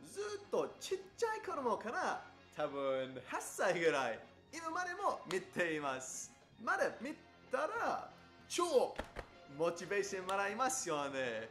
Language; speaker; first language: Japanese; non-native, fluent; English